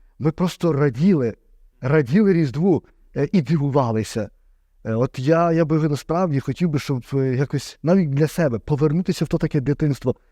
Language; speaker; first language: Ukrainian; native; Ukrainian